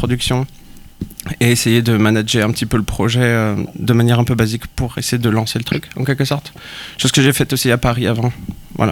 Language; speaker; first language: French; native; French